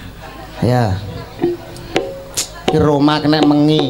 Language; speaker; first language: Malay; non-native, local second language; Javanese